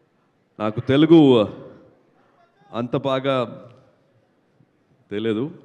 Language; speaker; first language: Telugu; non-native, learner; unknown